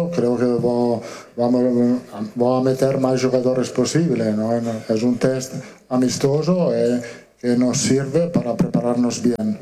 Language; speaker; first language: Portuguese; non-native, learner; Italian